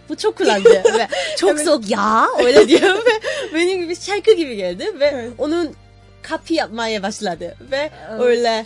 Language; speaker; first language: Turkish; non-native, learner; Korean